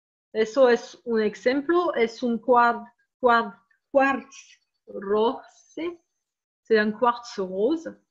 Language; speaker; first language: Spanish; non-native, learner; French